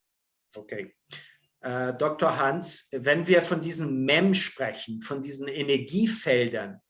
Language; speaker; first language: German; non-native, fluent; Portuguese